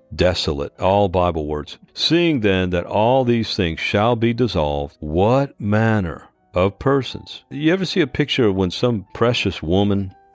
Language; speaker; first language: English; native; English